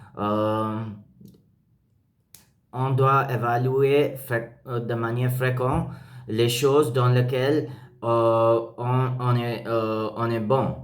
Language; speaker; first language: French; non-native, learner; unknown